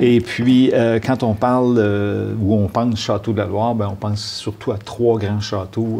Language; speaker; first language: French; native; French